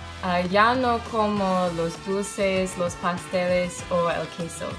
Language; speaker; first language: Spanish; non-native, learner; English